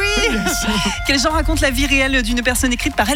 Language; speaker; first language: French; native; French